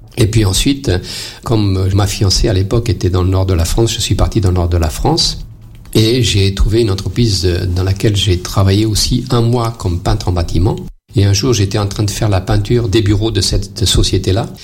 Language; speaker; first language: French; non-native, fluent; Portuguese